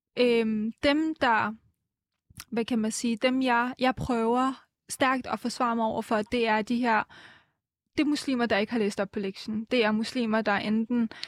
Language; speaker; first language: Danish; early bilingual, other home language; Persian